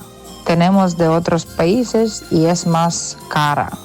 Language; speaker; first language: Spanish; non-native, fluent; Ukrainian